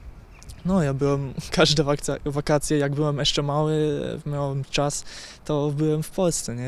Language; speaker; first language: Polish; early bilingual, heritage; German